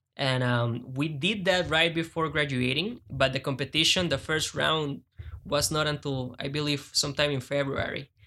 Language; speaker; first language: English; non-native, fluent; Spanish